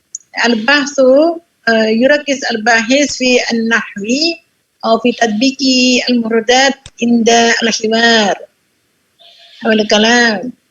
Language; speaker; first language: Arabic; non-native, fluent; Indonesian